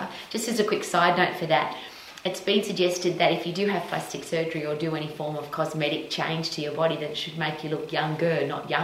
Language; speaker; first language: English; native; English